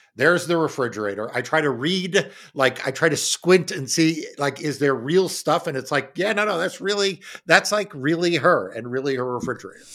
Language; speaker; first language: English; native; English